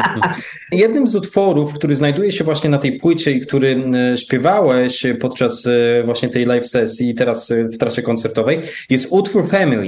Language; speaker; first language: Polish; native; Polish